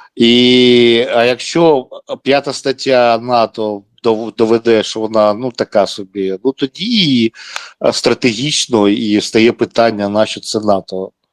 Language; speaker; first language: Ukrainian; non-native, local second language; Russian